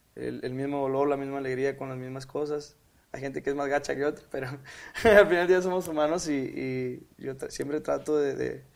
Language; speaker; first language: Spanish; native; Spanish